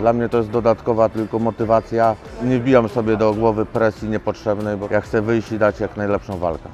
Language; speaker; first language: Polish; native; Polish